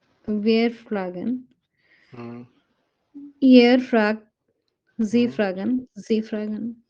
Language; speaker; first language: German; non-native, learner; Hindi